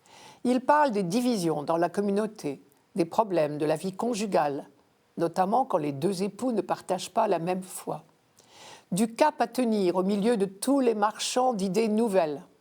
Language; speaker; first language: French; native; French